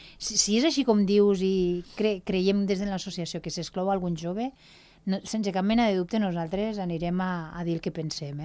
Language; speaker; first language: Catalan; non-native, local second language; Spanish